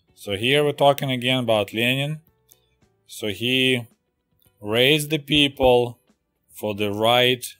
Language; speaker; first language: English; non-native, fluent; Russian